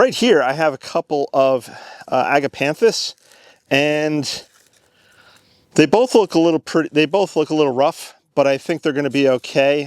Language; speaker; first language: English; native; English